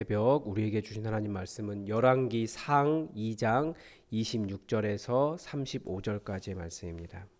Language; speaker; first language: Korean; native; Korean